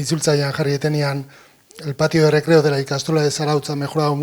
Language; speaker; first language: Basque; native; Basque